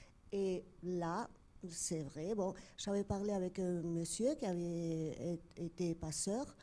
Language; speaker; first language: French; non-native, fluent; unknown